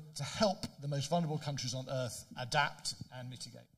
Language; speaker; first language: English; native; English